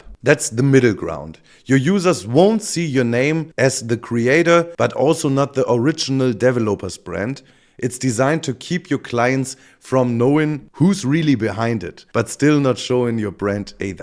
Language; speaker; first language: English; non-native, fluent; German